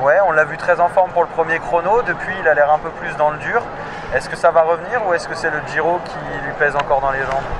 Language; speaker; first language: French; native; French